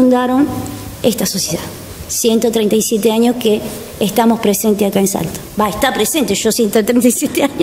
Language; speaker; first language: Spanish; native; Spanish